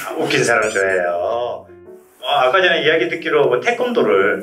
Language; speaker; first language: Korean; native; Korean